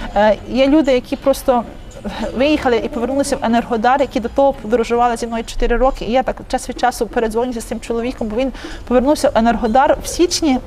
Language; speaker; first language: Ukrainian; native; Ukrainian